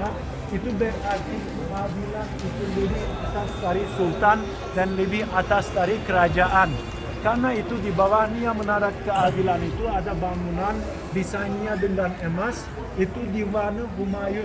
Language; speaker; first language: Indonesian; non-native, fluent; Turkish